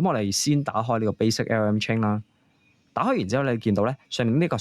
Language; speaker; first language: Cantonese; native; Cantonese